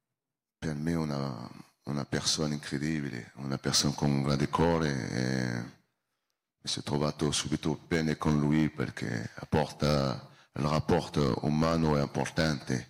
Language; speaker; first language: Italian; non-native, learner; French